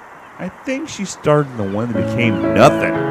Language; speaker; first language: English; native; English